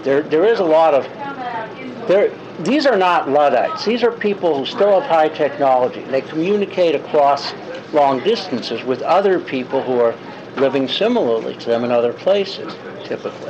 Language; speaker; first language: English; native; English